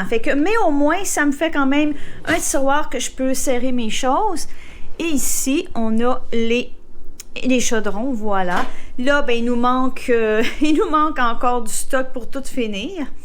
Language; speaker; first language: French; native; French